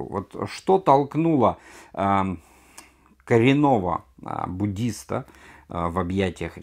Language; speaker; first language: Russian; native; Russian